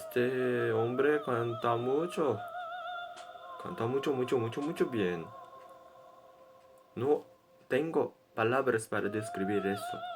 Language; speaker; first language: Spanish; non-native, learner; Portuguese